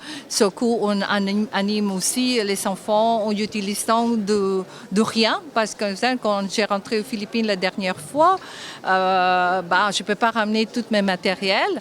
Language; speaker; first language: French; non-native, fluent; Japanese